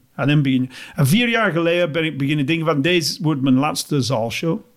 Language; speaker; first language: Dutch; non-native, fluent; English